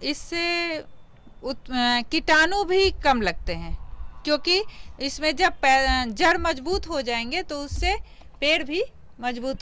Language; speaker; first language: Hindi; native; Hindi